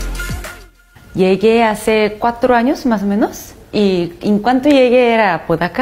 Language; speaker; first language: Spanish; non-native, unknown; Korean